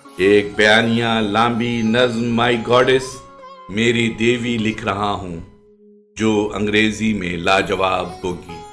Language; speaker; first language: Urdu; native; Urdu